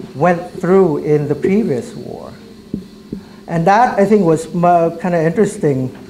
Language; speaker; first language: English; early bilingual, other home language; Vietnamese